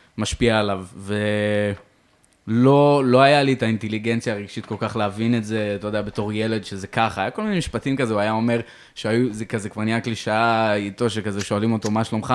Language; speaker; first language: Hebrew; native; Hebrew